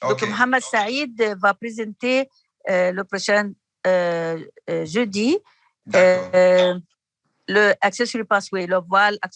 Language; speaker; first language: French; non-native, learner; Arabic